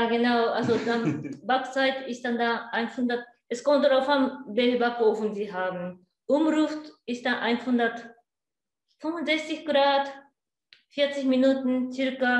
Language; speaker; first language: German; non-native, learner; Japanese